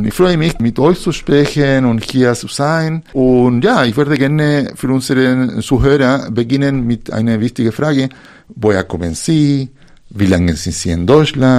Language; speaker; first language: German; non-native, fluent; Spanish